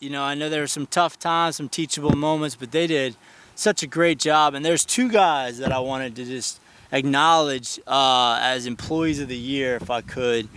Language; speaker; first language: English; native; English